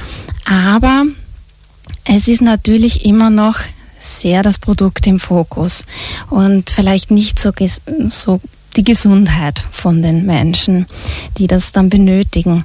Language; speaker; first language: German; native; German